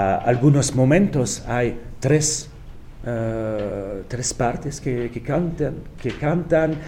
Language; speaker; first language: Spanish; non-native, fluent; French